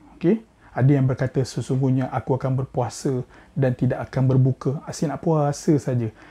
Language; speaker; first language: Malay; native; Malay